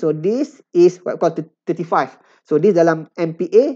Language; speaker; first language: English; non-native, local second language; Malay